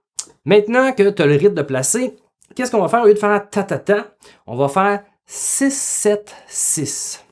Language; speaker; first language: French; native; French